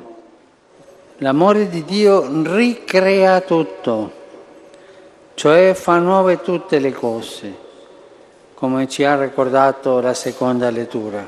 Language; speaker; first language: Italian; non-native, fluent; Spanish